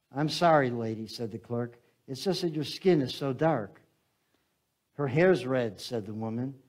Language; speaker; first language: English; native; English